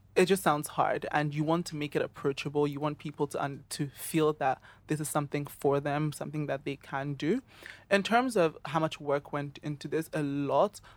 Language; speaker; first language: English; non-native, local second language; Yoruba